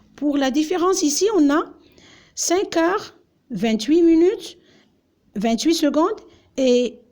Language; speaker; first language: French; non-native, local second language; Arabic